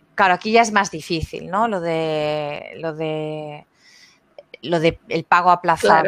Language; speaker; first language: Spanish; native; Spanish